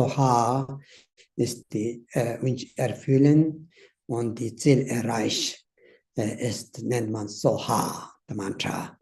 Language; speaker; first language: German; non-native, learner; Tibetan